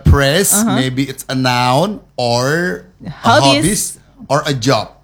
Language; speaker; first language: English; non-native, learner; Indonesian